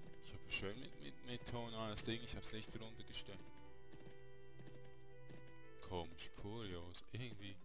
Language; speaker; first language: German; native; German